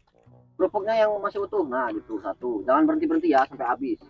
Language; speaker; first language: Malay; non-native, local second language; Sundanese